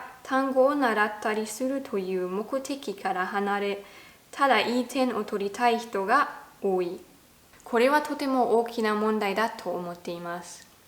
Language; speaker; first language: Japanese; non-native, fluent; German